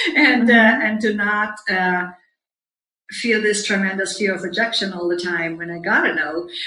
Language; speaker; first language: English; non-native, fluent; German